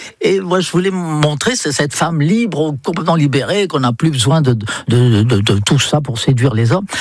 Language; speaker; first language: French; non-native, fluent; English